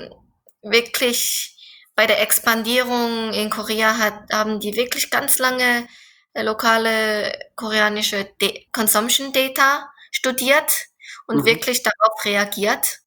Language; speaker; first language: German; non-native, fluent; Korean